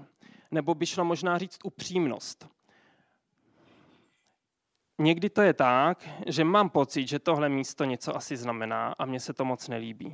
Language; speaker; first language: Czech; native; Czech